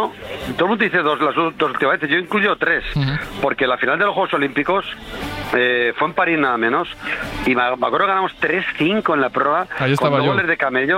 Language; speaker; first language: Spanish; native; Spanish